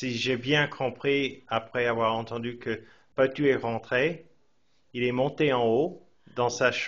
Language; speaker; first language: French; non-native, fluent; English